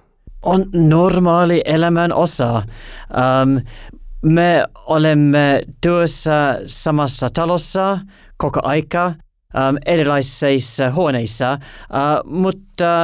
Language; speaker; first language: Finnish; non-native, learner; English